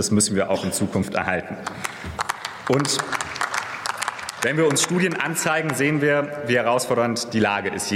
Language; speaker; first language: German; native; German